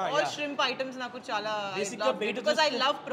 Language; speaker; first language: Telugu; non-native, local second language; Bangla